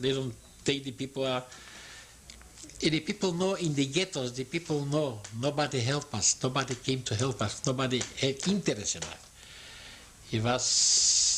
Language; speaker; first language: English; non-native, learner; Yiddish